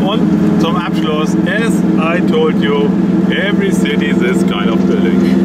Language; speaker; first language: English; non-native, learner; German